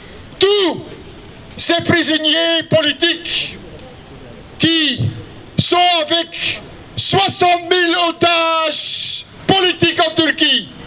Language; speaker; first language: French; non-native, local second language; Dutch